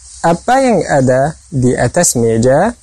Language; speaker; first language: Indonesian; non-native, fluent; Arabic